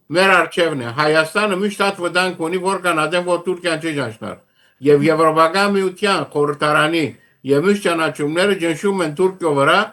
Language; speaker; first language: Armenian; early bilingual, heritage; Armenian